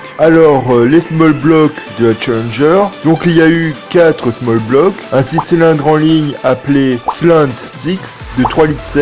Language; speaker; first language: French; native; French